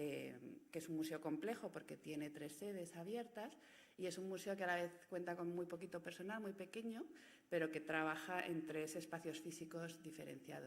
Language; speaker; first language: Spanish; native; Spanish